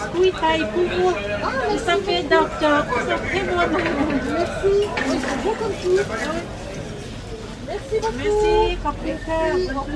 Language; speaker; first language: French; non-native, learner; Thai